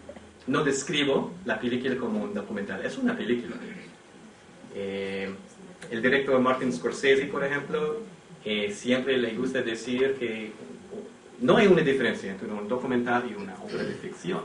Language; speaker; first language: Spanish; non-native, fluent; English